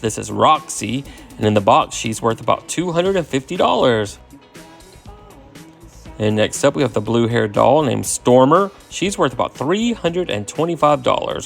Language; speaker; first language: English; native; English